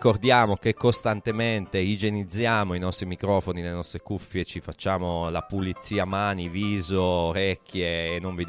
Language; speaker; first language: Italian; native; Italian